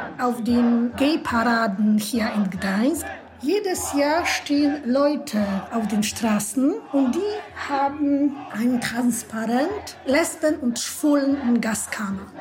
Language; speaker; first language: German; non-native, fluent; Polish